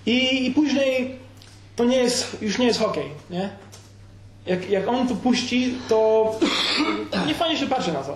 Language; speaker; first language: Polish; early bilingual, heritage; Polish